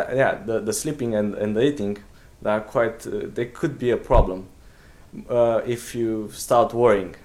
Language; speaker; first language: English; non-native, fluent; Romanian